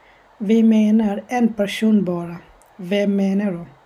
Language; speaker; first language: Swedish; non-native, fluent; Bangla